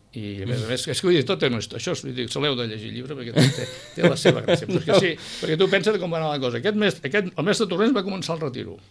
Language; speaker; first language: Catalan; native; Catalan